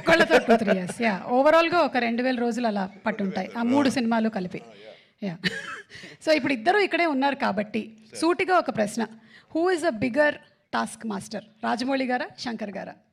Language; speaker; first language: Telugu; native; Telugu